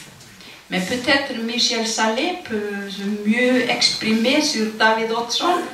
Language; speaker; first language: French; non-native, fluent; Icelandic